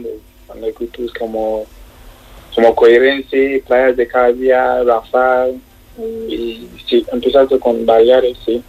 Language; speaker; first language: Spanish; non-native, learner; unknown